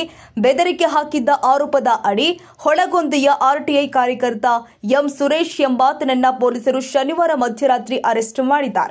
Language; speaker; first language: Kannada; native; Kannada